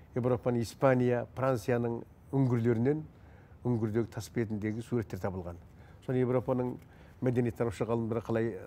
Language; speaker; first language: Kazakh; native; Kazakh